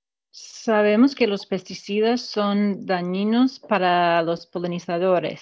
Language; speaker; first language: Spanish; non-native, fluent; English